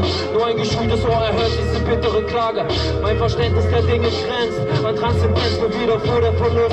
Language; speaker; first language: German; native; German